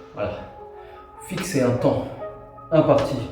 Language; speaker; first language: French; native; French